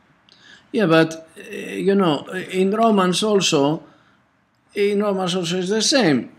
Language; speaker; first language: English; non-native, fluent; Greek